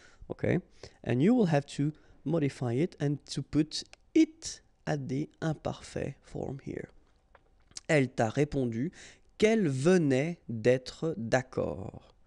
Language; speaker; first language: English; non-native, fluent; French